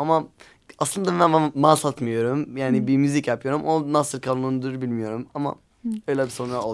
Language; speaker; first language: Turkish; non-native, learner; Arabic